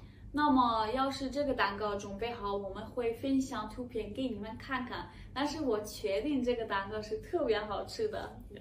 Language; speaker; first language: Chinese; non-native, fluent; Persian